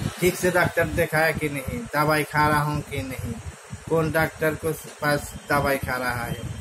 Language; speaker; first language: Hindi; non-native, local second language; Bangla